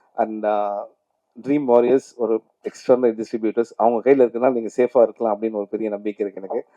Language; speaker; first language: Tamil; native; Tamil